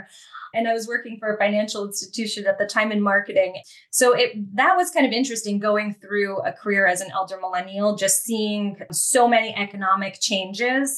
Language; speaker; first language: English; native; English